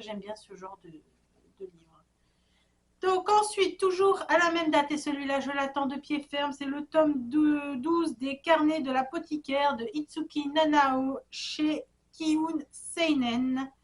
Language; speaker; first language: French; native; French